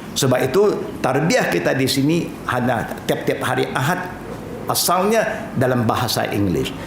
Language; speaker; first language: Malay; non-native, local second language; Chinese